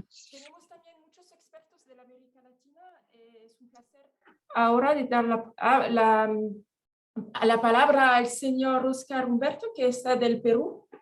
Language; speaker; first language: Spanish; non-native, fluent; French